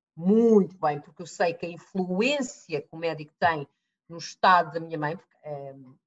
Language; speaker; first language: Portuguese; early bilingual, other home language; English